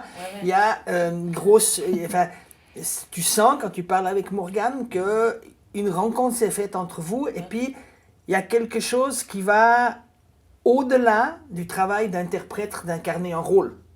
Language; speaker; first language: French; native; French